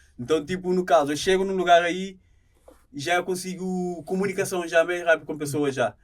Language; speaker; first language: Portuguese; non-native, local second language; Kabuverdianu